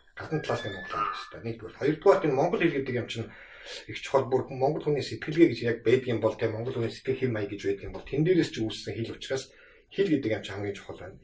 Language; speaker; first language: Mongolian; native; Mongolian